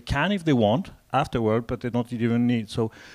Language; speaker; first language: English; non-native, fluent; French